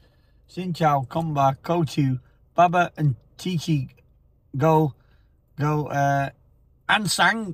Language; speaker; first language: Vietnamese; non-native, learner; English